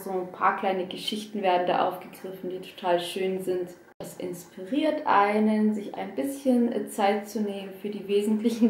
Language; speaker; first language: German; early bilingual, other home language; Russian